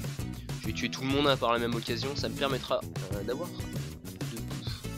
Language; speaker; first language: French; native; French